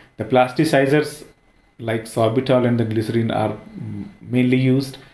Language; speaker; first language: English; non-native, local second language; Hindi